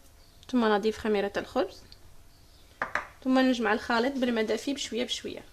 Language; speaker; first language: Arabic; native; Arabic